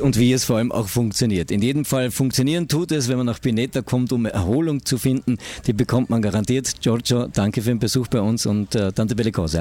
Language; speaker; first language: German; native; German